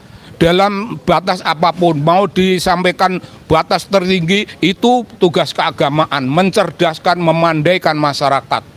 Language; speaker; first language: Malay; non-native, local second language; Javanese